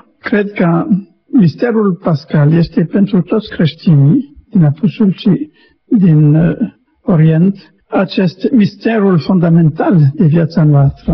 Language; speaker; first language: Romanian; non-native, learner; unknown